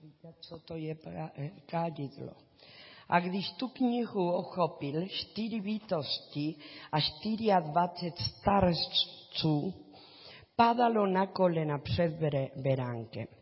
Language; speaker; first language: Czech; non-native, learner; Spanish